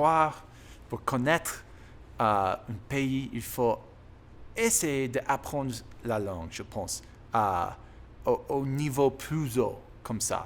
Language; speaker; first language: French; non-native, learner; English